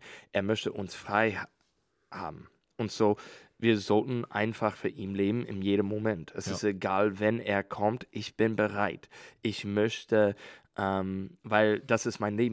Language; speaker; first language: German; non-native, learner; English